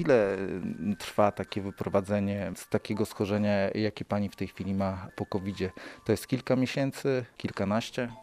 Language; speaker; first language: Polish; native; Polish